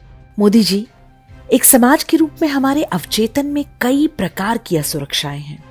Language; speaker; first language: Hindi; native; Hindi